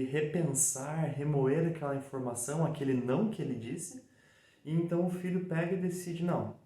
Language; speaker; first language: Portuguese; native; Portuguese